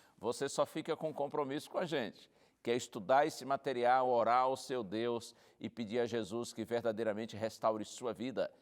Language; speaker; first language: Portuguese; native; Portuguese